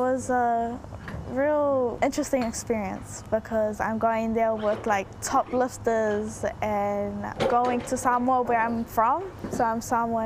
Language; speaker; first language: English; native; English